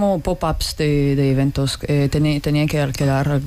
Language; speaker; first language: Spanish; non-native, learner; Russian